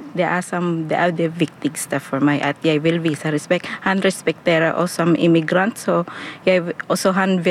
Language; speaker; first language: Norwegian; non-native, fluent; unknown